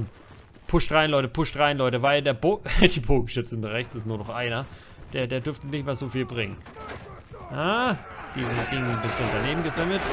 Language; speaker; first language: German; native; German